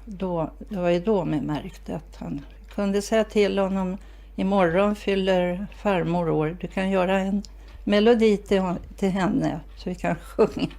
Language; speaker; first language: Swedish; native; Swedish